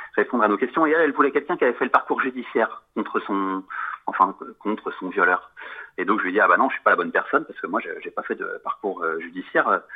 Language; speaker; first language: French; native; French